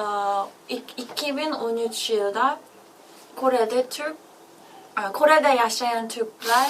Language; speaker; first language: Turkish; non-native, learner; Korean